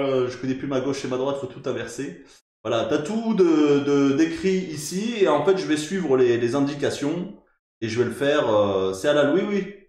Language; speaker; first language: French; native; French